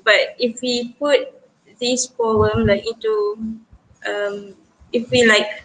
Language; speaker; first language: English; non-native, local second language; Malay